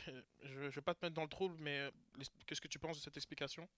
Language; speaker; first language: French; native; French